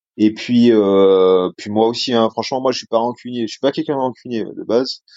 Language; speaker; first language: French; native; French